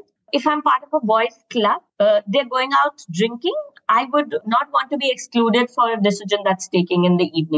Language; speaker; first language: English; non-native, local second language; Hindi